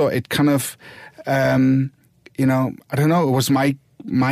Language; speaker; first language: English; non-native, fluent; German